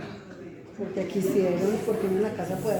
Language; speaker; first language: Spanish; native; Spanish